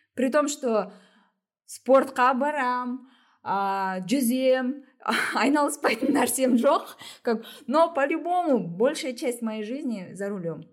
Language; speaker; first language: Russian; non-native, local second language; Kazakh